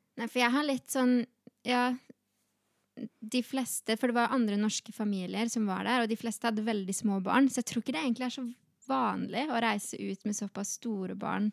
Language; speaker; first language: Norwegian; early bilingual, heritage; Norwegian